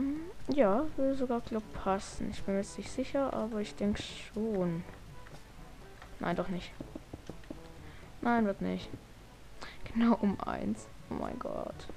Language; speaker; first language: German; native; German